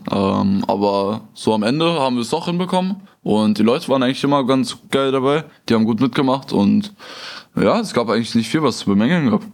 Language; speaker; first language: German; native; German